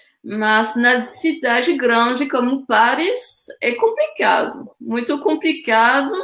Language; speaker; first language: Portuguese; non-native, fluent; French